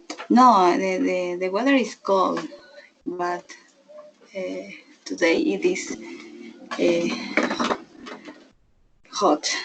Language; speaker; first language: English; non-native, learner; Spanish